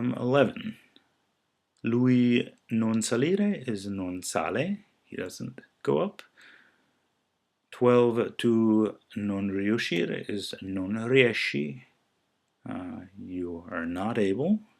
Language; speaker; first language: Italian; non-native, fluent; English